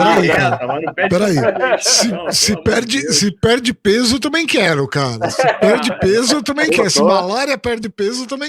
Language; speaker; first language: Portuguese; native; Portuguese